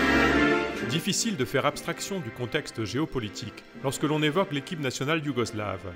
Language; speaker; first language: French; native; French